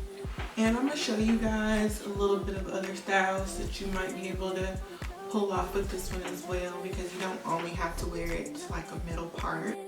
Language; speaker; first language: English; native; English